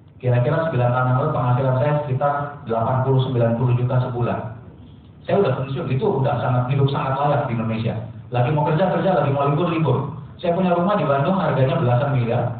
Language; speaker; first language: Indonesian; native; Indonesian